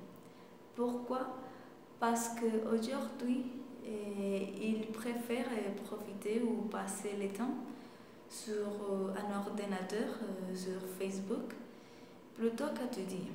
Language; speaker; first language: French; non-native, fluent; Spanish